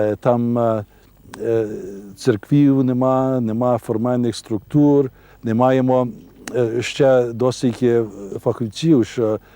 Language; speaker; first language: Ukrainian; early bilingual, heritage; Ukrainian